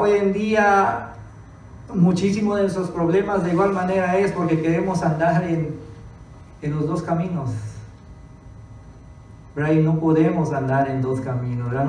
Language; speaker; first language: Spanish; early bilingual, other home language; English